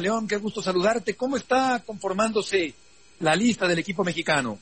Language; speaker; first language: Spanish; native; Spanish